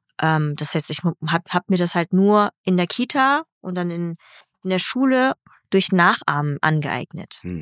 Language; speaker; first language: German; early bilingual, other home language; Vietnamese